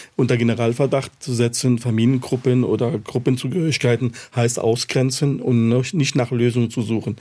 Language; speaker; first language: German; early bilingual, other home language; Arabic